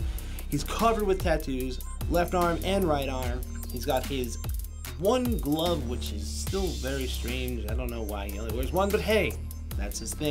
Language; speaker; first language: English; native; English